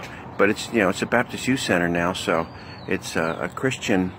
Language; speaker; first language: English; native; English